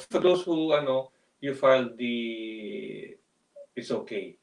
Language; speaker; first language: English; non-native, local second language; Filipino